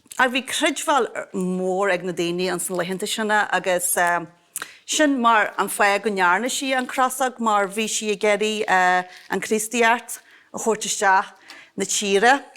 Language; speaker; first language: Irish; native; Irish